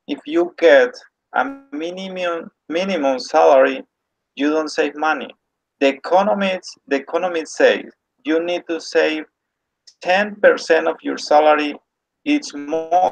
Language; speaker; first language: English; non-native, learner; Spanish